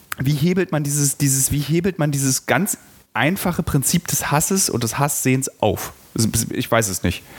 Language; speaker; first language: German; native; German